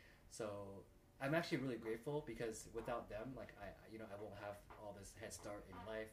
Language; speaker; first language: English; native; English